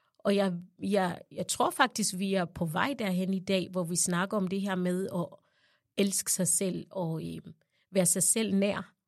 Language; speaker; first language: Danish; non-native, fluent; Ganda